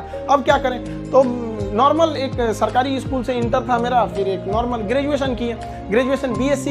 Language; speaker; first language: Hindi; native; Hindi